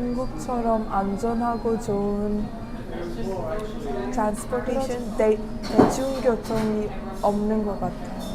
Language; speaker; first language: Korean; non-native, fluent; Hindi